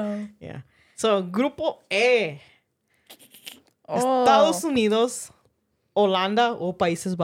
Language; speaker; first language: Spanish; early bilingual, heritage; Spanish